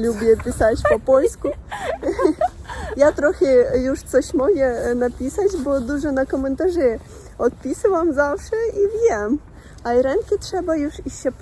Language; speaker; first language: Polish; non-native, learner; Russian